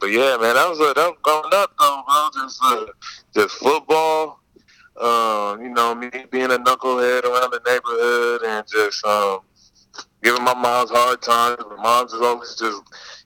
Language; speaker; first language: English; native; English